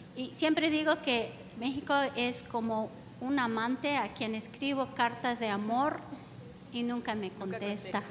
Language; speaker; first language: Spanish; early bilingual, heritage; Spanish